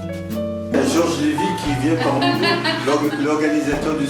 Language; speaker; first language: French; native; French